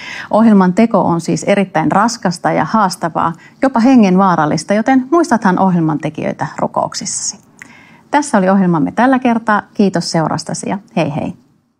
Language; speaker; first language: Finnish; native; Finnish